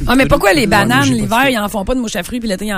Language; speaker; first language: French; native; French